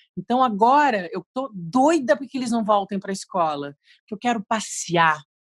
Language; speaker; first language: Portuguese; native; Portuguese